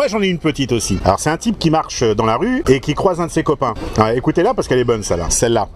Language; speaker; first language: French; native; French